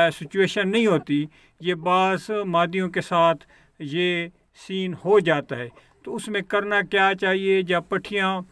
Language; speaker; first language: Urdu; non-native, local second language; Punjabi